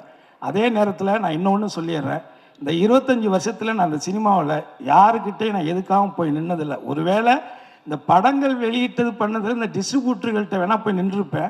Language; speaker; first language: Tamil; native; Tamil